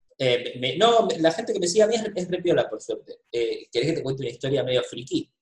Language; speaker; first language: Spanish; native; Spanish